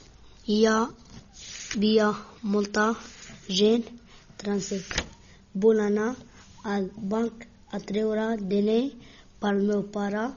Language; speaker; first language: Catalan; non-native, learner; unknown